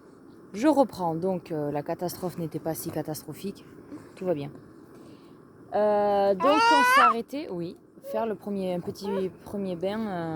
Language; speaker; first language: French; native; French